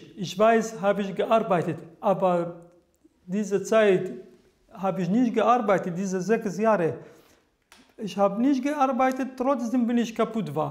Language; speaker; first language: German; non-native, learner; Kurdish